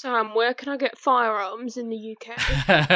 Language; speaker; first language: English; native; English